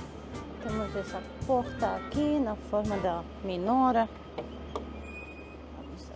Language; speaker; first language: Portuguese; non-native, fluent; Armenian